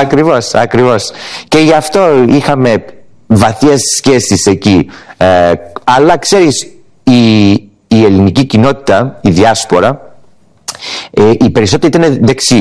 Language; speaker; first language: Greek; early bilingual, heritage; Greek